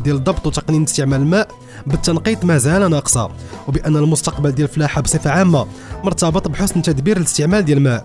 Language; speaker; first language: Arabic; native; Arabic